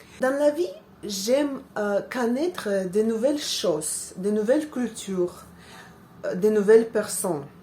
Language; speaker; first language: French; non-native, fluent; Russian